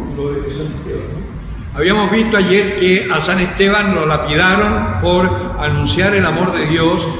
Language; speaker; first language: Spanish; native; Spanish